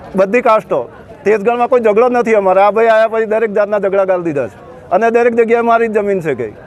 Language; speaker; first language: Gujarati; native; Gujarati